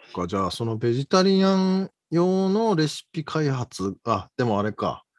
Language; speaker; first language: Japanese; native; Japanese